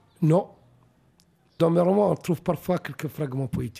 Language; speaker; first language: French; non-native, local second language; Arabic